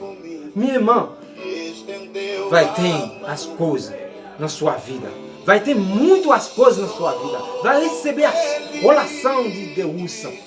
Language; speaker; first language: Portuguese; non-native, learner; Haitian Creole